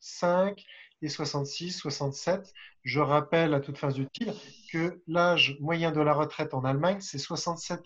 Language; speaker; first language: French; native; French